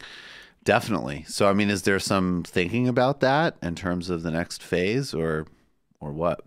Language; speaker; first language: English; native; English